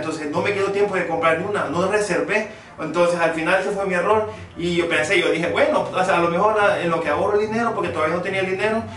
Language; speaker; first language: Spanish; early bilingual, other home language; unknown